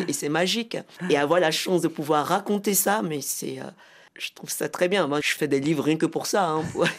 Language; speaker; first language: French; native; French